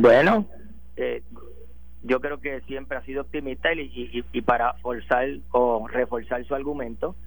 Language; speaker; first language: Spanish; native; Spanish